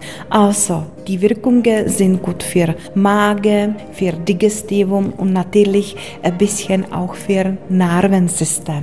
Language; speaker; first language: German; non-native, fluent; Czech